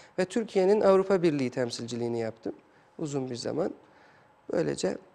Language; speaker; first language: Turkish; non-native, fluent; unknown